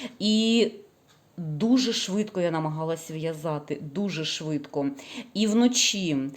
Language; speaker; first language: Ukrainian; non-native, local second language; Russian